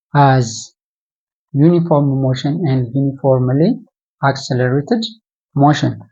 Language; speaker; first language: English; non-native, local second language; Amharic